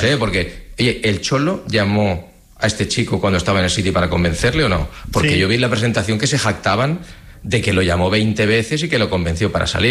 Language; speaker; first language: Spanish; native; Spanish